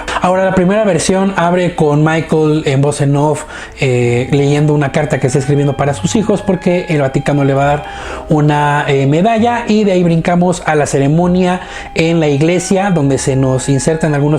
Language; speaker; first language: Spanish; native; Spanish